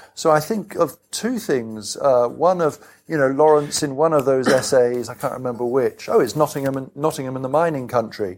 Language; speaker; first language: English; native; English